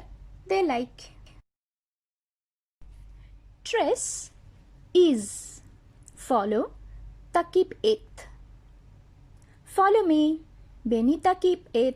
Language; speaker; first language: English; non-native, fluent; Bangla